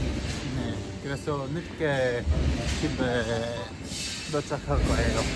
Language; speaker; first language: Korean; non-native, learner; Polish